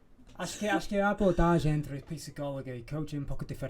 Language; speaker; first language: Portuguese; non-native, fluent; English